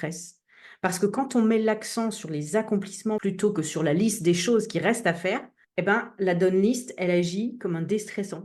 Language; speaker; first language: French; native; French